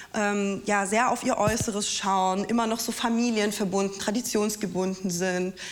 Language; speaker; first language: German; non-native, fluent; Russian